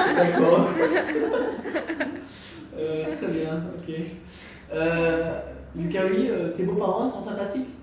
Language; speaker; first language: French; non-native, fluent; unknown